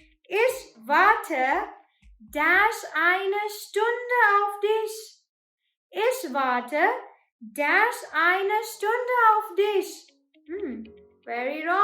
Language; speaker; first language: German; non-native, learner; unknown